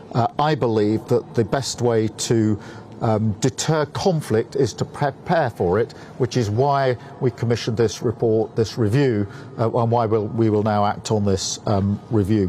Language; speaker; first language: English; native; English